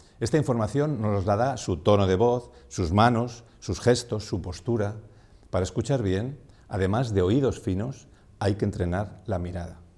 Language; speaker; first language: Spanish; non-native, local second language; Catalan